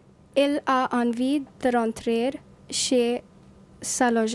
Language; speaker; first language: French; non-native, learner; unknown